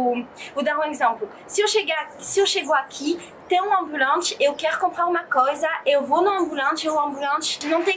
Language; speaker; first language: Portuguese; non-native, fluent; French